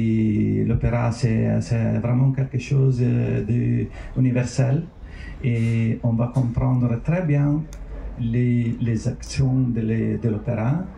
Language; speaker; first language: French; non-native, fluent; Italian